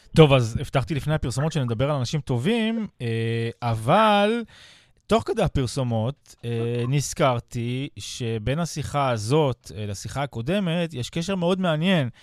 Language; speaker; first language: Hebrew; native; Hebrew